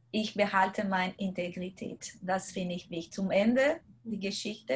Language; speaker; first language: German; non-native, learner; Portuguese